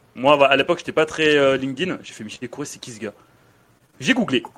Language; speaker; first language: French; native; French